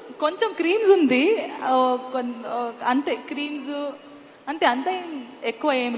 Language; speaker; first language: Telugu; non-native, learner; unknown